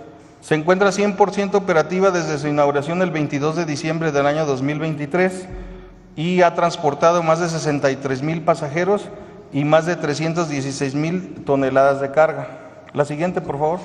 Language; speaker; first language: Spanish; native; Spanish